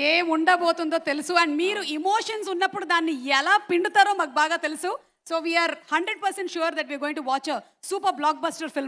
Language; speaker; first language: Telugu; native; Telugu